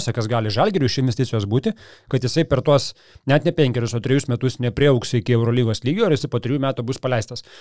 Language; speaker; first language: Lithuanian; native; Lithuanian